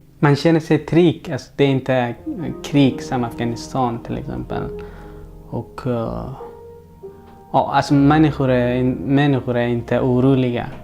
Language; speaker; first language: Swedish; non-native, learner; Persian